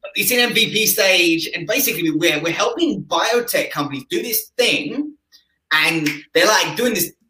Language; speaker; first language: English; native; English